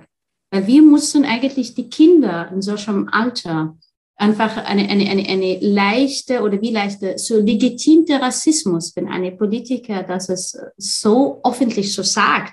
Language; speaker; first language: German; non-native, fluent; Arabic